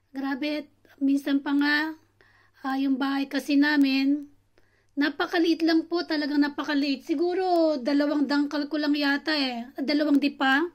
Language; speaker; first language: Filipino; native; Filipino